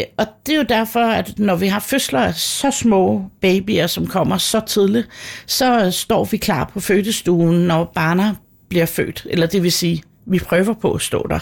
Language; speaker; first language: Danish; native; Danish